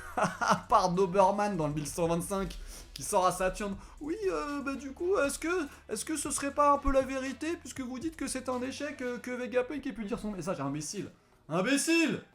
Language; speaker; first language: French; native; French